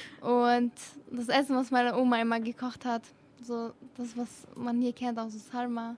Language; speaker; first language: German; early bilingual, other home language; Arabic